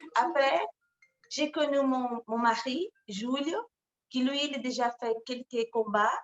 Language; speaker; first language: French; non-native, learner; Portuguese